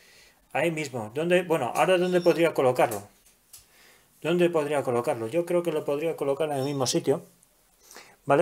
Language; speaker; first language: Spanish; native; Spanish